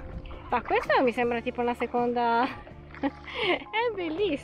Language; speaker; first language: Italian; native; Italian